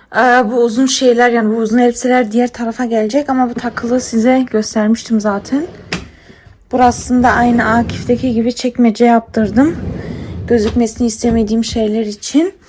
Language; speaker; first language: Turkish; early bilingual, heritage; Turkish